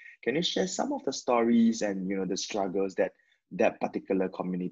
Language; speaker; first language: English; non-native, local second language; Chinese